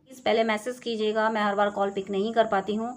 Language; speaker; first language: Hindi; native; Hindi